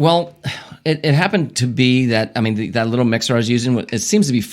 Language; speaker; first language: English; native; English